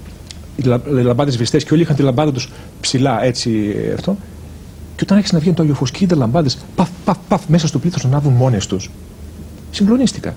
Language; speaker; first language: Greek; native; Greek